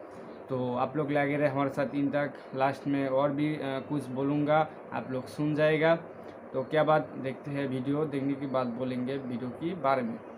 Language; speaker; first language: Hindi; non-native, learner; Bangla